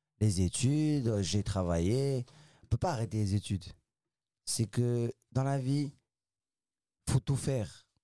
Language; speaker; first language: French; non-native, local second language; Arabic